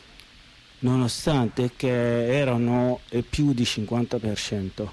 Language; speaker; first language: Italian; non-native, learner; Arabic